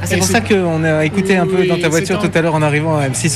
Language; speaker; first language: French; native; French